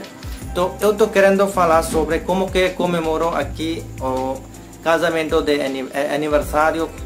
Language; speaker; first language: Portuguese; non-native, learner; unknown